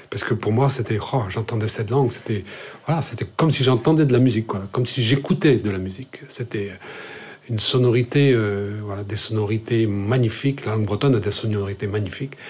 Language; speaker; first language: French; non-native, local second language; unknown